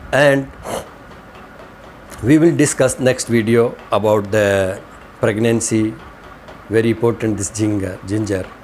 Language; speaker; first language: English; non-native, learner; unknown